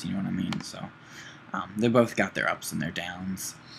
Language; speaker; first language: English; native; English